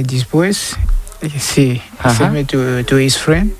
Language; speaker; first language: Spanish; non-native, learner; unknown